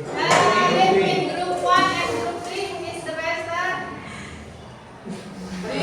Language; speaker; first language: English; non-native, learner; Indonesian